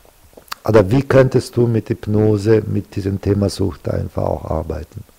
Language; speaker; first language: German; non-native, fluent; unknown